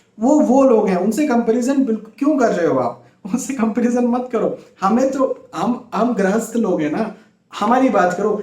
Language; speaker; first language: Hindi; native; Hindi